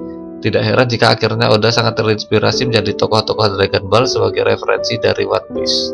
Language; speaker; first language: Indonesian; native; Indonesian